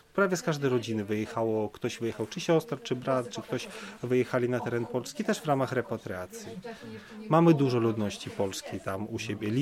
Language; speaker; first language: Polish; early bilingual, other home language; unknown